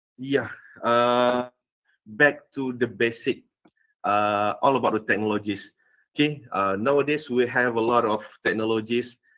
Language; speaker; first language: English; non-native, fluent; Malay